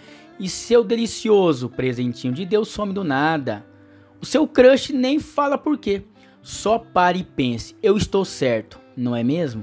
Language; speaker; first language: Portuguese; native; Portuguese